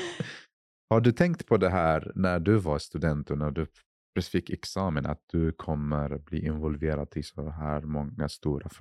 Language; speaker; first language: Swedish; non-native, fluent; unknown